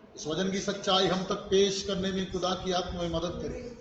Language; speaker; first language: Hindi; non-native, local second language; Malayalam